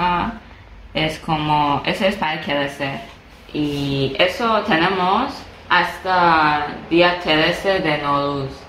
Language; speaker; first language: Spanish; non-native, learner; Persian